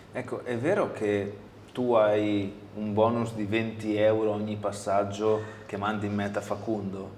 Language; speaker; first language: Italian; native; Italian